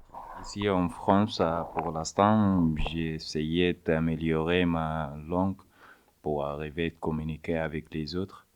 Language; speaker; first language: French; non-native, learner; Arabic